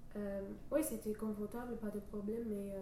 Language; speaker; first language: French; non-native, fluent; English